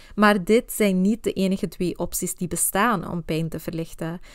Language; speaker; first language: Dutch; non-native, fluent; Swedish